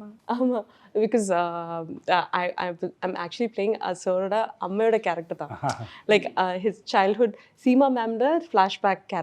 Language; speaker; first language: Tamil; non-native, learner; Malayalam